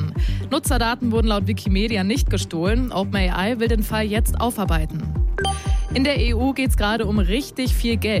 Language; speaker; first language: German; native; German